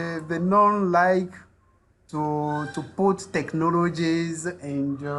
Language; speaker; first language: English; non-native, learner; French